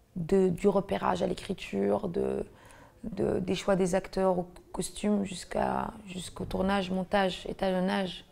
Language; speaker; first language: French; native; French